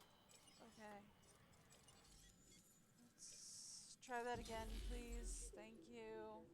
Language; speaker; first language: English; native; English